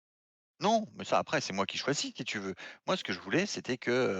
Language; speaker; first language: French; native; French